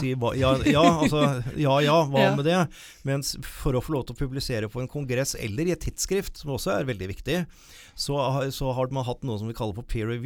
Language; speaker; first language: Norwegian; native; Norwegian